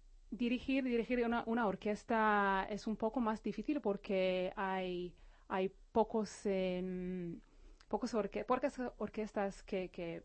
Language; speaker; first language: Spanish; non-native, fluent; Hebrew